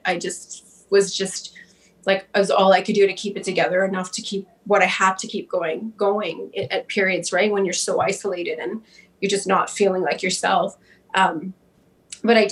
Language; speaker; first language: English; native; English